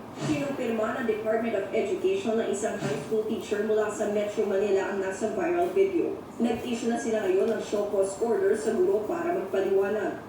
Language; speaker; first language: Filipino; native; Filipino